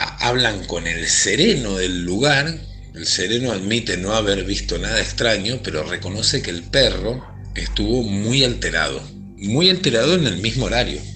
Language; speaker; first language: Spanish; native; Spanish